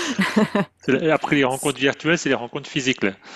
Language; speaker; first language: French; native; French